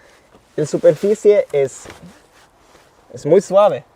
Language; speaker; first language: Spanish; non-native, fluent; Swedish